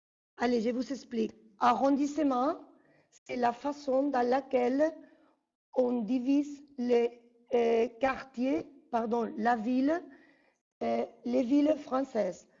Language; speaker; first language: French; non-native, fluent; Spanish